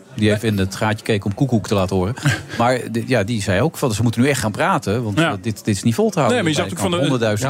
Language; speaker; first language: Dutch; native; Dutch